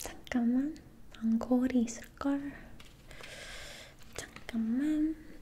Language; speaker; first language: Korean; non-native, learner; English